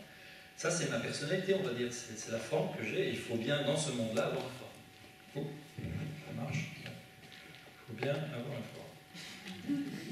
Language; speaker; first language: French; native; French